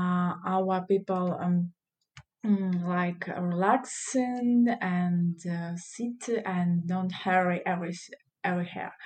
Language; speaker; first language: English; non-native, learner; Russian